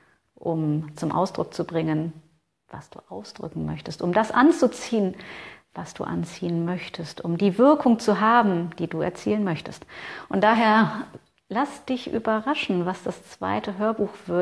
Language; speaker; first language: German; native; German